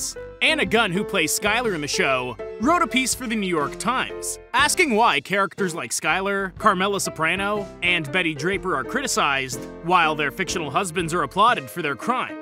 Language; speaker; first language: English; native; English